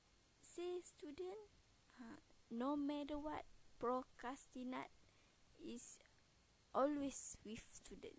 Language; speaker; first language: English; non-native, learner; Malay